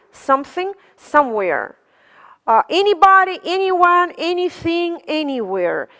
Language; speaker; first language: English; non-native, fluent; Russian